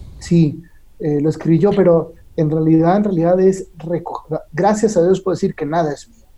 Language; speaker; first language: Spanish; native; Spanish